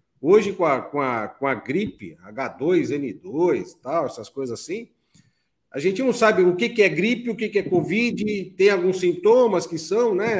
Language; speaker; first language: Portuguese; native; Portuguese